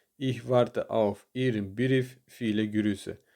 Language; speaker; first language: German; non-native, learner; Turkish